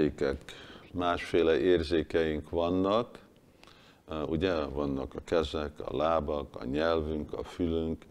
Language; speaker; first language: Hungarian; early bilingual, heritage; Hungarian